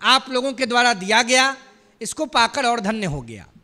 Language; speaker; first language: Hindi; native; Hindi